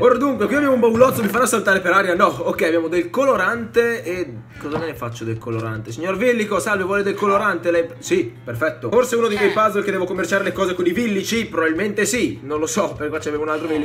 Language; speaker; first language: Italian; native; Italian